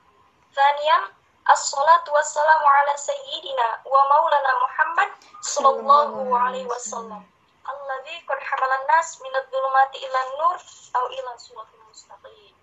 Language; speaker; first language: Arabic; non-native, learner; Indonesian